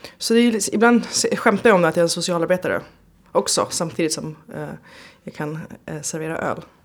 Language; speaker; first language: Swedish; early bilingual, other home language; Persian